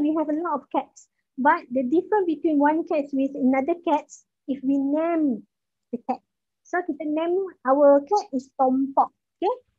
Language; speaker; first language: English; non-native, local second language; Malay